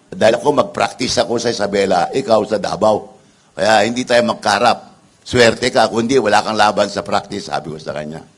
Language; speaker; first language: Filipino; non-native, local second language; Iloko